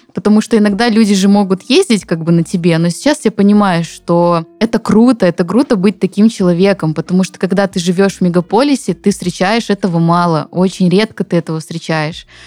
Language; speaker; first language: Russian; native; Russian